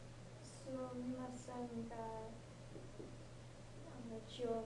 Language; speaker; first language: Japanese; non-native, learner; English